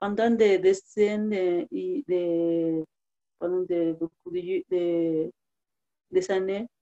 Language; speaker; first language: French; non-native, learner; Spanish